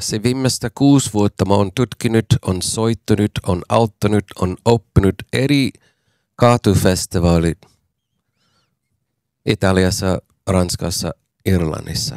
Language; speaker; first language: Finnish; non-native, fluent; English